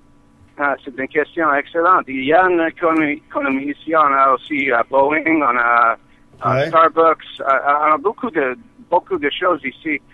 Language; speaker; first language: French; non-native, learner; English